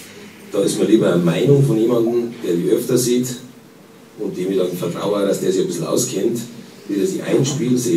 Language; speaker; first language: German; native; German